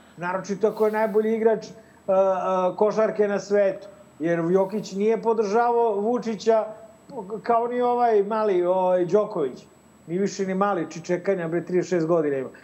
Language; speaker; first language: Serbian; native; Serbian